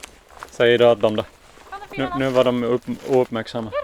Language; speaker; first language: Swedish; native; Swedish